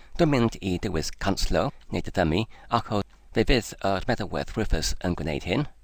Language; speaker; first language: Welsh; non-native, fluent; English